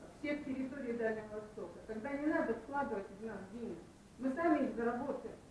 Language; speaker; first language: Russian; native; Russian